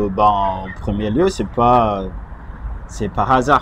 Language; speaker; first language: French; non-native, fluent; Chinese